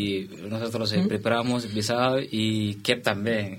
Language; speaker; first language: Spanish; non-native, learner; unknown